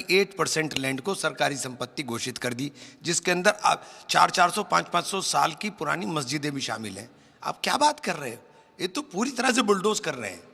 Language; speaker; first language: Hindi; native; Hindi